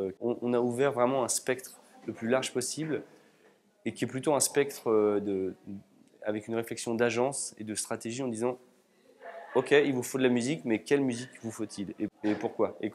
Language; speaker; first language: French; native; French